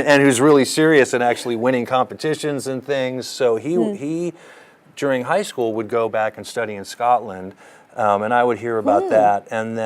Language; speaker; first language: English; early bilingual, other home language; German